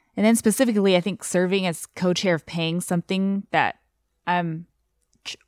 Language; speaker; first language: English; non-native, fluent; Chinese